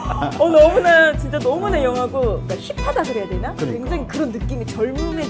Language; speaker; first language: Korean; native; Korean